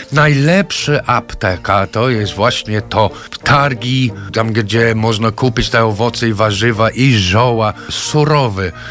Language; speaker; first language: Polish; non-native, fluent; English